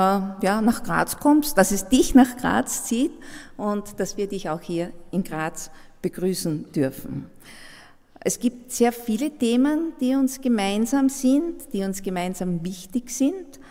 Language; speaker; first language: German; native; German